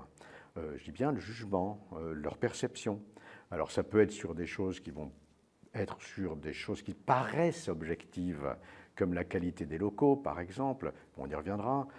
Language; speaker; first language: French; native; French